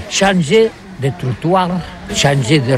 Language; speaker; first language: French; non-native, learner; Catalan